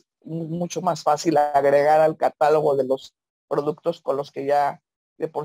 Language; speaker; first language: Spanish; native; Spanish